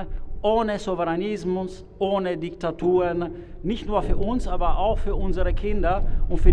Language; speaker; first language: German; non-native, fluent; Italian